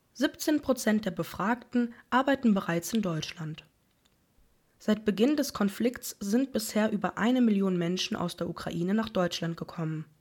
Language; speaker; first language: German; native; German